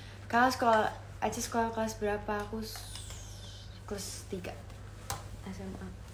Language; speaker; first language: Indonesian; early bilingual, heritage; Indonesian